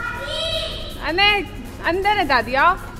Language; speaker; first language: Hindi; native; Hindi